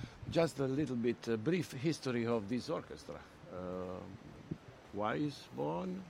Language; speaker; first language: English; non-native, learner; Ukrainian